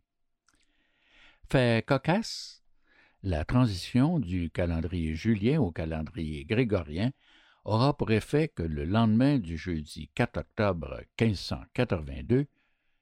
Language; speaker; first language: French; native; French